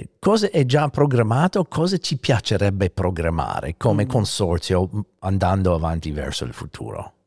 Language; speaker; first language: Italian; non-native, fluent; English